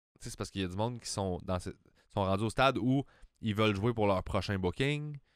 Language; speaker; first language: French; native; French